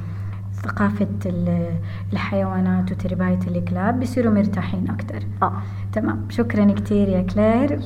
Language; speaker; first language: Arabic; native; Arabic